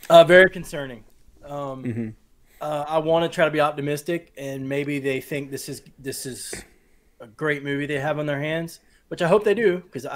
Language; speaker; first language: English; native; English